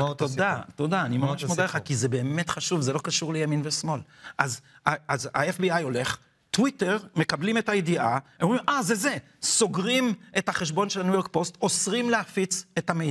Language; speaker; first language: Hebrew; native; Hebrew